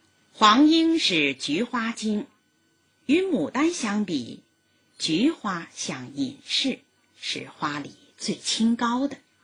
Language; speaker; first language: Chinese; native; Chinese